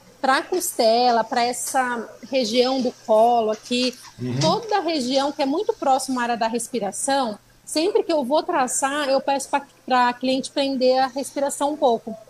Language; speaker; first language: Portuguese; native; Portuguese